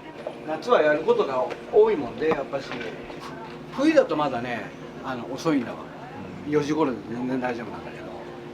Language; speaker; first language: Japanese; native; Japanese